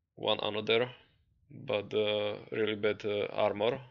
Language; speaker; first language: English; non-native, learner; Slovak